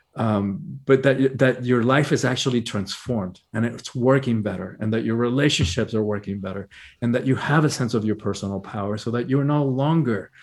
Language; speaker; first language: English; early bilingual, other home language; Spanish